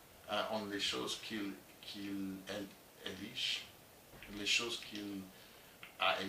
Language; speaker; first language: French; non-native, learner; English